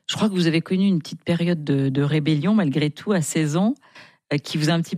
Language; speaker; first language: French; native; French